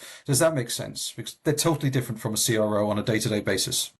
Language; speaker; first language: English; native; English